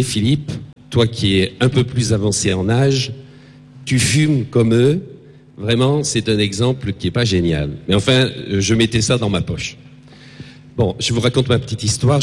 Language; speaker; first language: French; native; French